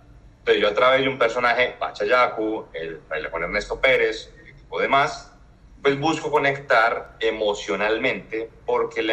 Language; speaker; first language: Spanish; native; Spanish